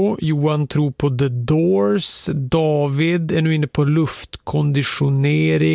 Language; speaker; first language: Swedish; native; Swedish